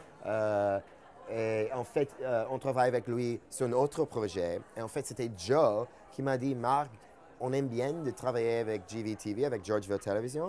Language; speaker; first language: French; non-native, fluent; English